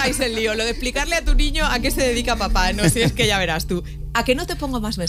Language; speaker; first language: Spanish; native; Spanish